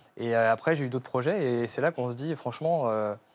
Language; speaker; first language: French; native; French